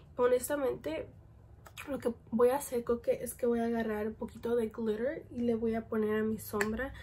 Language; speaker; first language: Spanish; early bilingual, heritage; Spanish